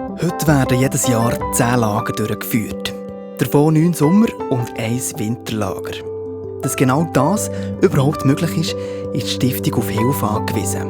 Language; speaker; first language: German; native; German